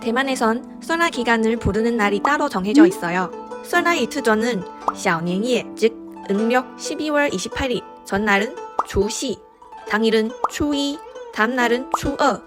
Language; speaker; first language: Korean; non-native, fluent; Chinese